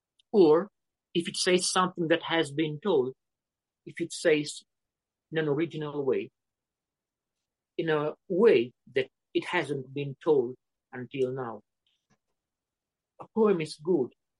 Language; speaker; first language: English; non-native, fluent; Romanian